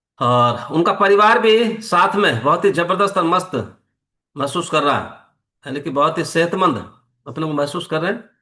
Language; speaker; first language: Hindi; native; Hindi